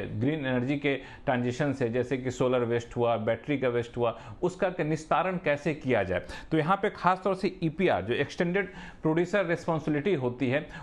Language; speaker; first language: Hindi; native; Hindi